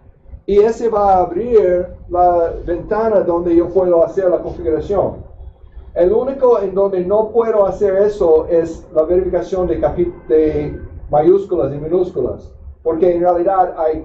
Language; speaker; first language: Spanish; non-native, fluent; English